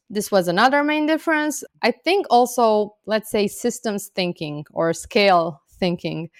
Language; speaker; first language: English; non-native, fluent; Romanian